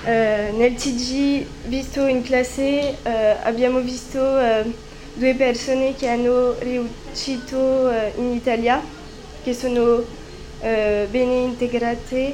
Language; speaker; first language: Italian; non-native, learner; French